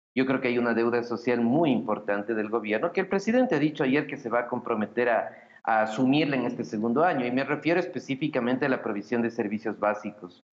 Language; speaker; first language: Spanish; native; Spanish